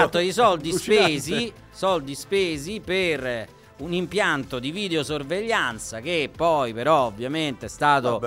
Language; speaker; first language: Italian; native; Italian